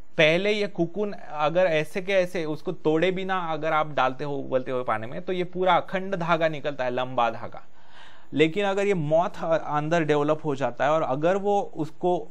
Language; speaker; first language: Hindi; non-native, local second language; Marathi